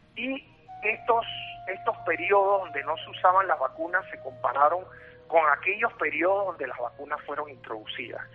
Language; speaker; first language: Spanish; native; Spanish